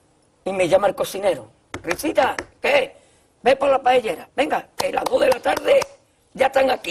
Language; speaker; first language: Spanish; native; Spanish